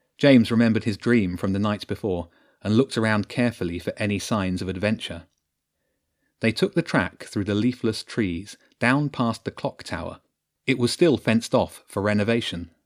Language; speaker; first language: English; native; English